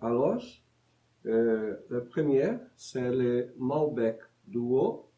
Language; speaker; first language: French; non-native, learner; Portuguese